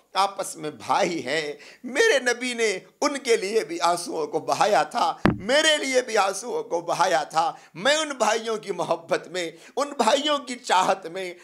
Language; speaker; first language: Urdu; native; Urdu